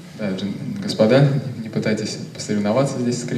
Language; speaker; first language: Russian; native; Russian